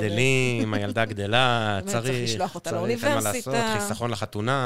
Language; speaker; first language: Hebrew; native; Hebrew